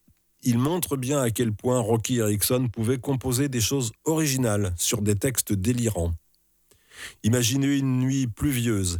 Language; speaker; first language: French; native; French